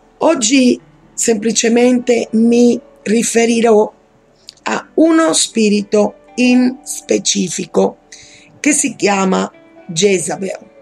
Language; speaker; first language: Italian; non-native, fluent; Spanish